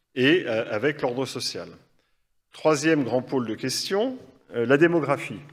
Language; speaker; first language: French; native; French